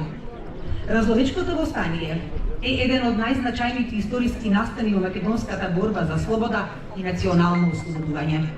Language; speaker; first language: Macedonian; native; Macedonian